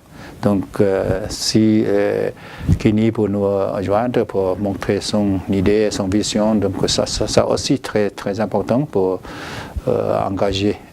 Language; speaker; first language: French; non-native, learner; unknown